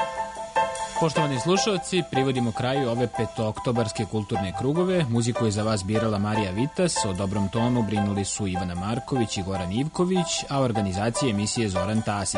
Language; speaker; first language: Serbian; native; Serbian